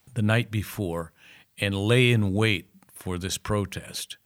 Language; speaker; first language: English; native; English